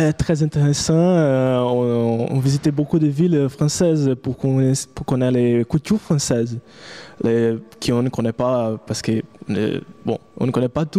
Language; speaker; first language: French; non-native, fluent; Portuguese